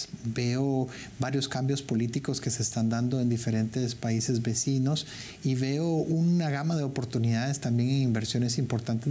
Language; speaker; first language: Spanish; native; Spanish